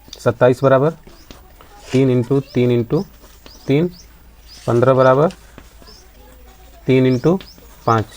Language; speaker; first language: Hindi; native; Hindi